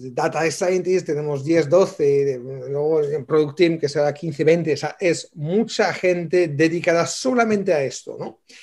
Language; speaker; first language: Spanish; non-native, fluent; French